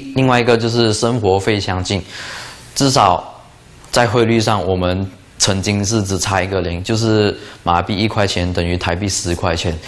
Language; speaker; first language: Chinese; native; Chinese